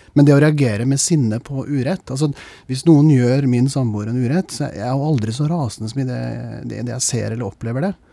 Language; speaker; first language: Norwegian; native; Norwegian